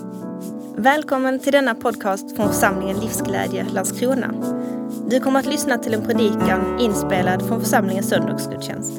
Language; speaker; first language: Swedish; native; Swedish